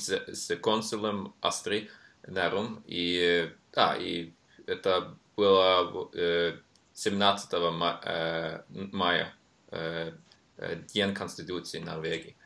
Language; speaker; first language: Russian; non-native, learner; Norwegian